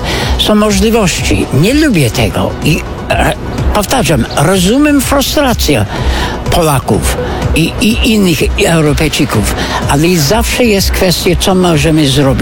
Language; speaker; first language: Polish; non-native, fluent; English